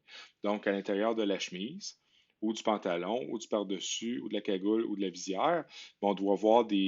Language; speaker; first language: French; native; French